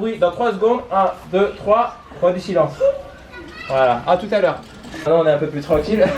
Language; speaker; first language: French; native; French